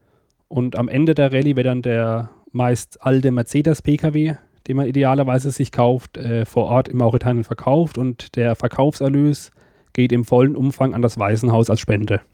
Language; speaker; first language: German; native; German